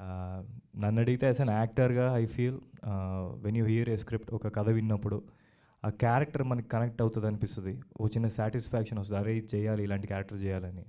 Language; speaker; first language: Telugu; native; Telugu